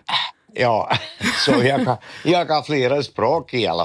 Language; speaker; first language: Swedish; non-native, learner; Dutch